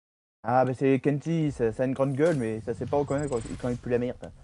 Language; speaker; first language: French; native; French